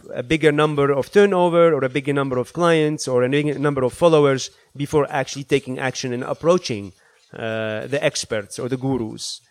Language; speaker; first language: English; early bilingual, other home language; Arabic